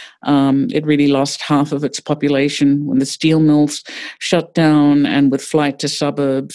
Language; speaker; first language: English; native; English